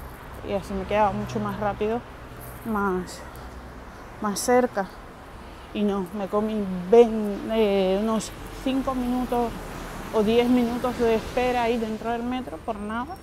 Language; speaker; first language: Spanish; non-native, fluent; Georgian